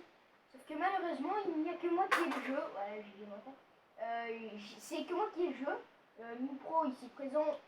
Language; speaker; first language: French; native; French